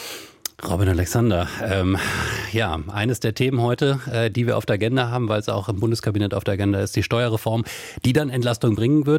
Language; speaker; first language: German; native; German